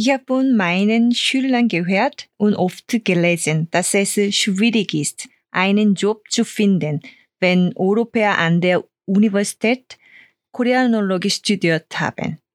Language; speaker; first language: German; non-native, fluent; Korean